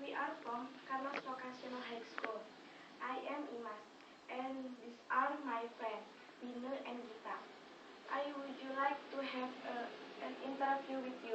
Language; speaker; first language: English; non-native, learner; Indonesian